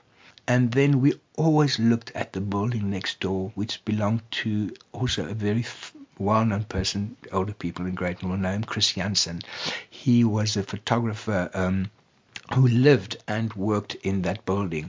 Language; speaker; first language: English; non-native, local second language; Afrikaans